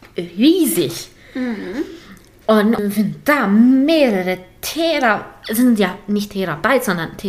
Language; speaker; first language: German; native; German